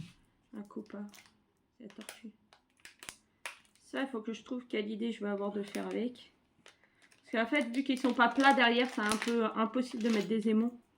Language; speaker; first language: French; native; French